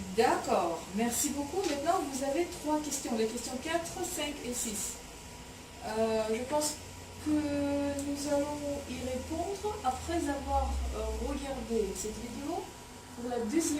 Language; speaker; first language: French; non-native, fluent; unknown